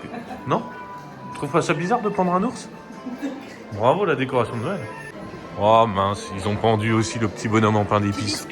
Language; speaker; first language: French; native; French